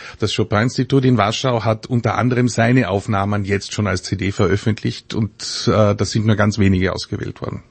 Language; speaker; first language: German; native; German